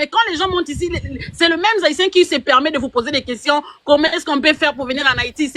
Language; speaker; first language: French; non-native, local second language; Lingala